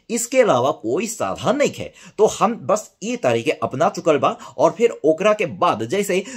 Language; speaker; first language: Bhojpuri; non-native, learner; Korean